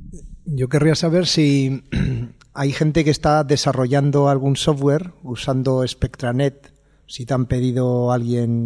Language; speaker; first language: Spanish; native; Spanish